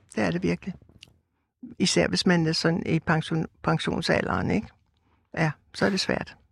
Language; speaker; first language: Danish; native; Danish